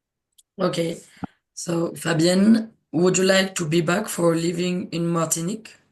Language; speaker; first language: English; non-native, learner; French